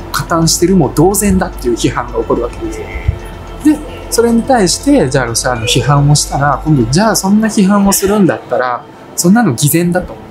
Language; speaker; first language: Japanese; early bilingual, other home language; Russian